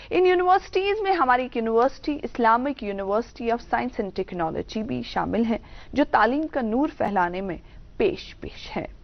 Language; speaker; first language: Hindi; non-native, local second language; Kashmiri